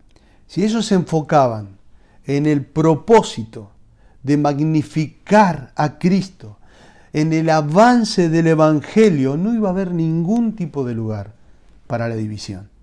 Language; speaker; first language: Spanish; native; Spanish